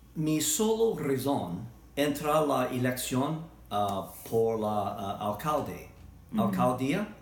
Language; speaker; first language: Spanish; non-native, learner; English